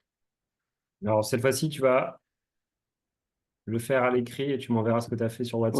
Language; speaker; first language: French; native; French